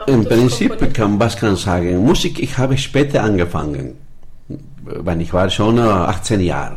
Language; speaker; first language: German; non-native, learner; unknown